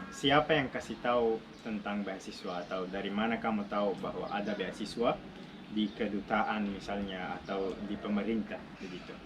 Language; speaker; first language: Indonesian; non-native, fluent; Arabic